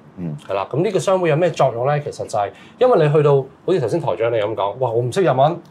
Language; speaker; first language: Cantonese; native; Cantonese